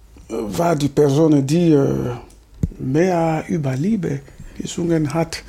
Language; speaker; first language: German; non-native, fluent; Lingala